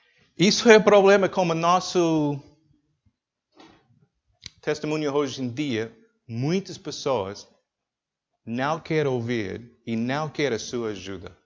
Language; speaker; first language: Portuguese; non-native, learner; English